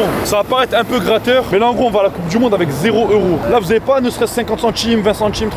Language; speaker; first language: French; native; French